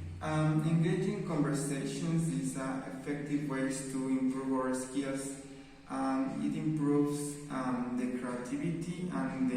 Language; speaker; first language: English; non-native, learner; Spanish